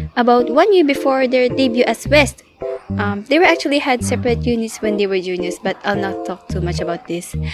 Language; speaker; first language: English; non-native, local second language; Filipino